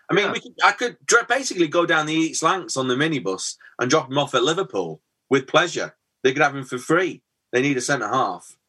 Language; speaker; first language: English; native; English